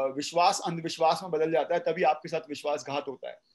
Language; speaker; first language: Hindi; native; Hindi